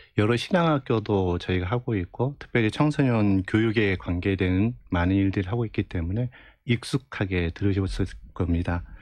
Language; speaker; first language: Korean; native; Korean